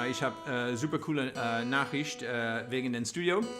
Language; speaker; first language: German; non-native, learner; English